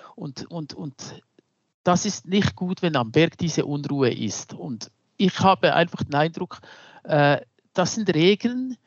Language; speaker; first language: German; native; German